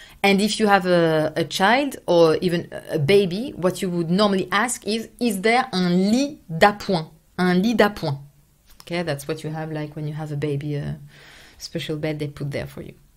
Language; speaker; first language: English; non-native, fluent; French